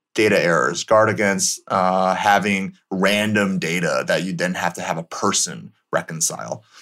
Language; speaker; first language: English; native; English